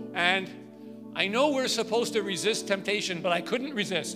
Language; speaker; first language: English; native; English